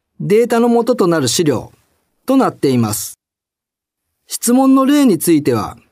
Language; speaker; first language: Japanese; native; Japanese